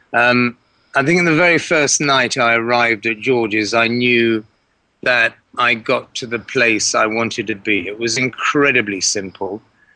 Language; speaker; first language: English; native; English